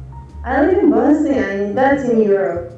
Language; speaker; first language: English; non-native, learner; Bosnian